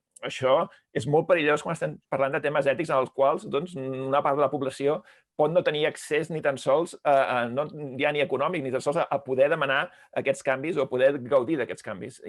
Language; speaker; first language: Catalan; native; Catalan